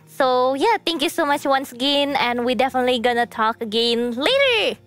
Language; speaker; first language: English; non-native, fluent; Indonesian